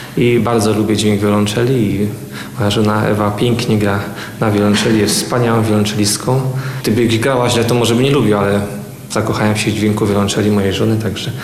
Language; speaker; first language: Polish; native; Polish